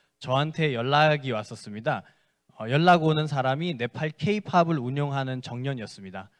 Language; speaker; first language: Korean; non-native, fluent; Nepali